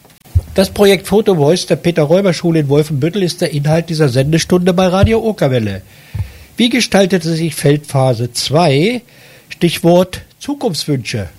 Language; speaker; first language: German; native; German